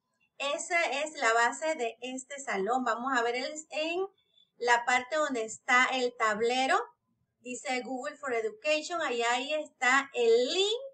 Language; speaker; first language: Spanish; native; Spanish